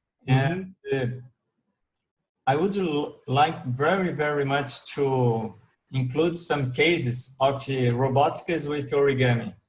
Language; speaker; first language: English; non-native, learner; Portuguese